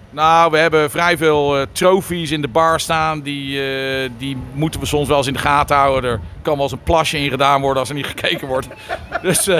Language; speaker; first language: Dutch; native; Dutch